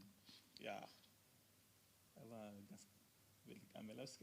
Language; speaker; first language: Norwegian; non-native, fluent; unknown